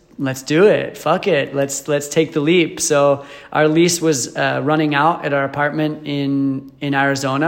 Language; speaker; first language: English; native; English